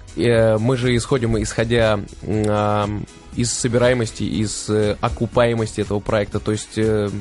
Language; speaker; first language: Russian; native; Russian